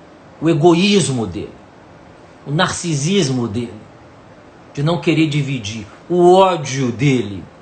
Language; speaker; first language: Portuguese; native; Portuguese